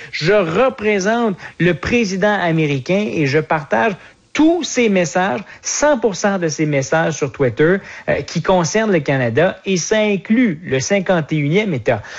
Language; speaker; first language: French; native; French